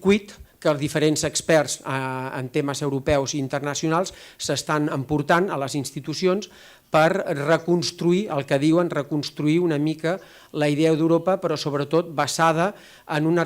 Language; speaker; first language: Catalan; native; Catalan